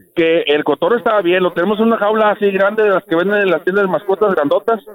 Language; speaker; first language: Spanish; native; Spanish